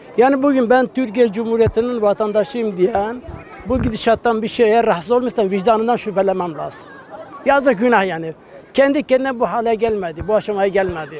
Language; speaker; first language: Turkish; native; Turkish